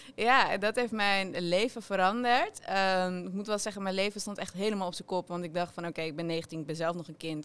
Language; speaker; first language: Dutch; native; Dutch